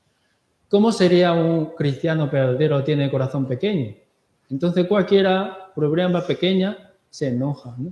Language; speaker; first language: Spanish; non-native, learner; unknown